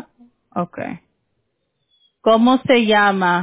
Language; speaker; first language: Spanish; early bilingual, heritage; Spanish